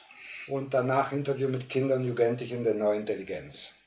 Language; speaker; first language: German; non-native, fluent; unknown